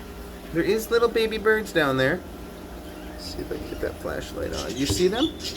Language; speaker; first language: English; native; English